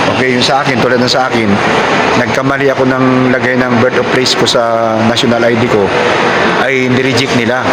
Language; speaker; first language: Filipino; non-native, local second language; Cebuano